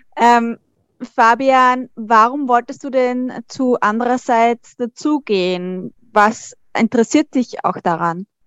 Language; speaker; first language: German; native; German